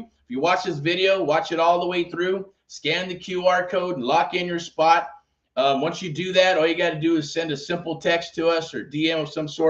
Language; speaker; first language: English; native; English